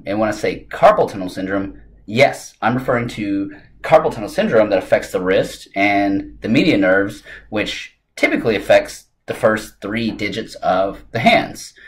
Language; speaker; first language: English; native; English